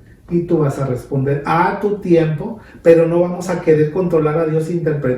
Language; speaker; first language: Spanish; native; Spanish